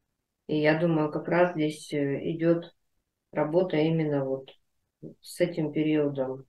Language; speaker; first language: Russian; native; Russian